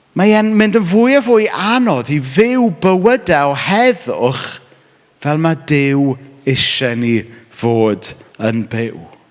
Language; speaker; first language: Welsh; native; Welsh